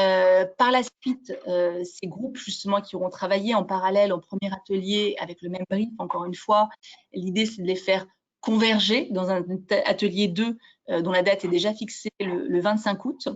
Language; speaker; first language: French; native; French